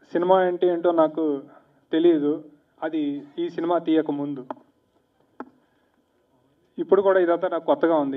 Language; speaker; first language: Telugu; native; Telugu